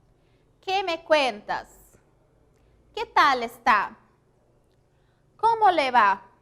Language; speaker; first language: Spanish; non-native, fluent; Portuguese